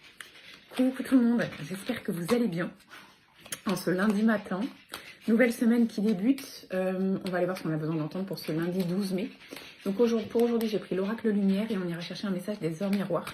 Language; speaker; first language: French; native; French